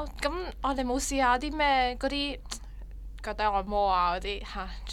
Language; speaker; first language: Chinese; native; Chinese